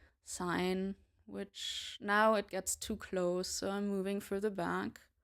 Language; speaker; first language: English; non-native, fluent; German